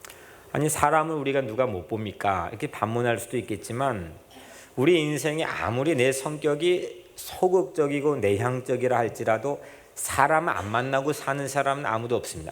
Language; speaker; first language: Korean; native; Korean